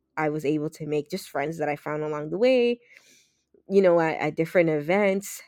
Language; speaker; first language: English; native; English